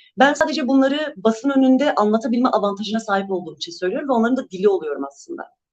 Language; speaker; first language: Turkish; non-native, local second language; Kurdish